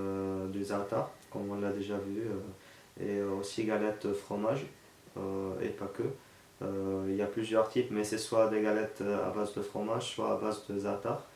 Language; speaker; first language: French; non-native, local second language; Arabic